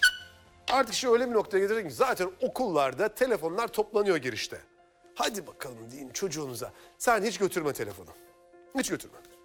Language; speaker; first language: Turkish; native; Turkish